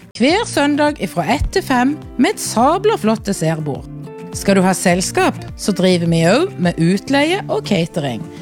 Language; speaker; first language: Norwegian; native; Norwegian